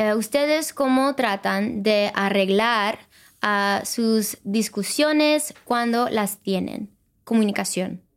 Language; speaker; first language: Spanish; early bilingual, other home language; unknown